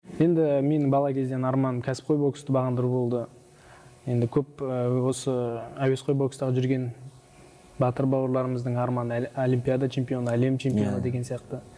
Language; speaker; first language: Kazakh; non-native, local second language; Uzbek